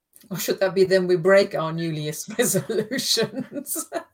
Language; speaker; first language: English; non-native, fluent; German